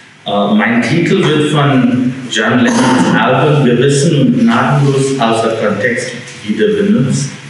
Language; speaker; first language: German; non-native, fluent; English